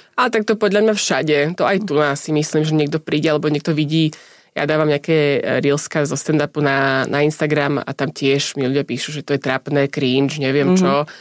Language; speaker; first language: Slovak; native; Slovak